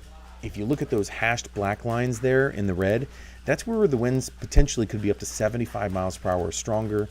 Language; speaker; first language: English; native; English